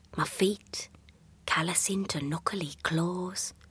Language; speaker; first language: English; native; English